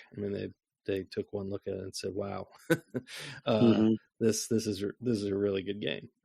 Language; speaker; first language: English; native; English